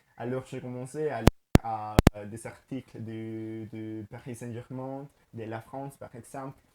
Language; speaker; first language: French; non-native, learner; Spanish